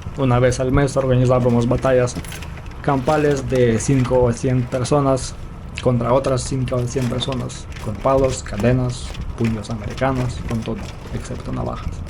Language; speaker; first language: Spanish; non-native, fluent; Ukrainian